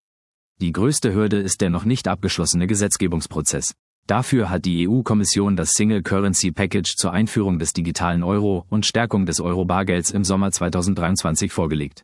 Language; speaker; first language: German; native; German